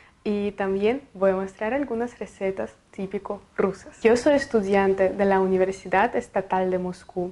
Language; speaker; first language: Spanish; non-native, fluent; Russian